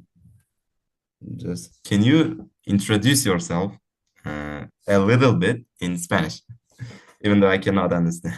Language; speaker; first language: English; non-native, fluent; Uzbek